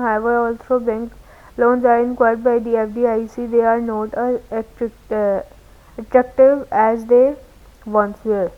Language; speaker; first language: English; non-native, local second language; Urdu